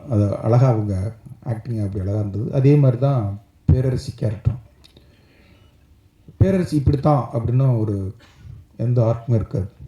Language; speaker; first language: Tamil; native; Tamil